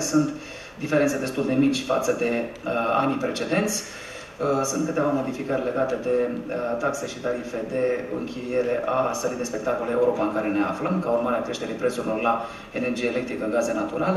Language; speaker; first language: Romanian; native; Romanian